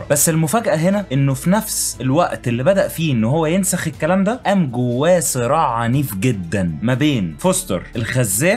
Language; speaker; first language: Arabic; native; Arabic